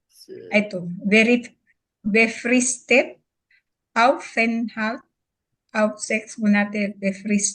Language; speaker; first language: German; non-native, learner; Filipino